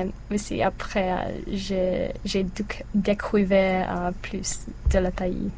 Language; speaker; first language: French; non-native, learner; English